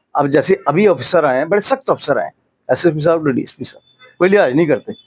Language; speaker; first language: Hindi; non-native, local second language; Punjabi